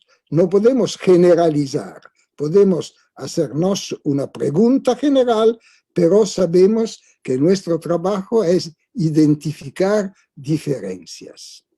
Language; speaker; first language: Spanish; non-native, fluent; Italian